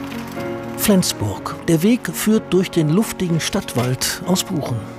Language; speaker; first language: German; native; German